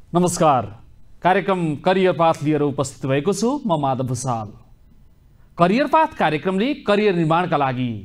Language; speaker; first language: Nepali; native; Nepali